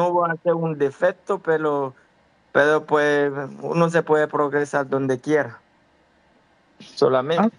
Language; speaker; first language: Spanish; non-native, fluent; Haitian Creole